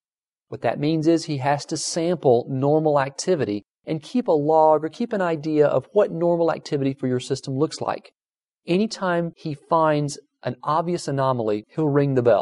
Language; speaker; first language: English; native; English